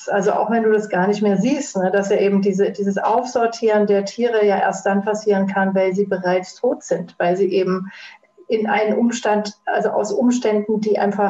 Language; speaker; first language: German; native; German